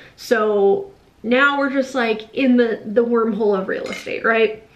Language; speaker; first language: English; native; English